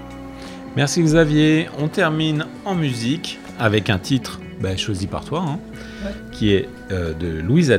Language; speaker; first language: French; native; French